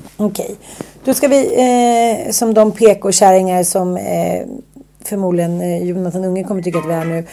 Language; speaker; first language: Swedish; native; Swedish